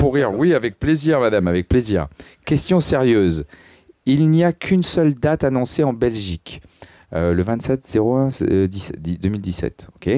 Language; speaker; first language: French; native; French